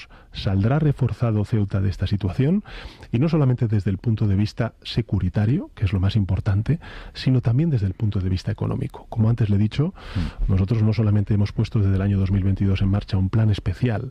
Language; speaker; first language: Spanish; native; Spanish